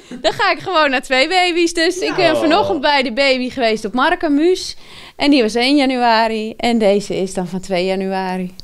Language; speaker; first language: Dutch; native; Dutch